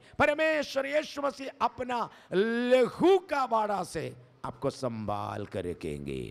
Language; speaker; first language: Hindi; non-native, local second language; Malayalam